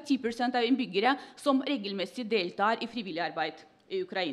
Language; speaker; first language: Norwegian; non-native, fluent; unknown